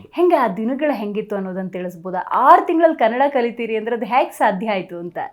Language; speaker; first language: Kannada; native; Kannada